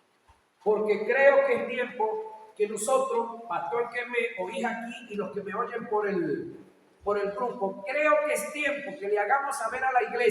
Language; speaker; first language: Spanish; native; Spanish